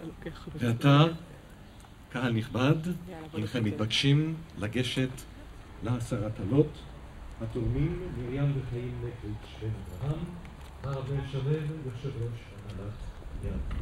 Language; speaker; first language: Hebrew; native; Hebrew